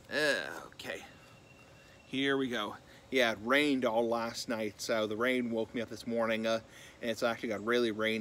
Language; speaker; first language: English; native; English